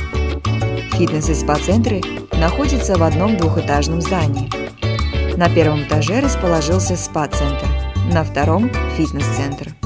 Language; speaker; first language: Russian; native; Russian